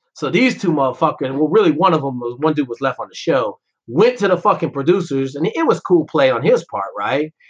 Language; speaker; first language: English; native; English